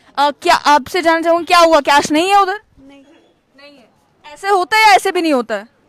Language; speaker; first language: Hindi; native; Hindi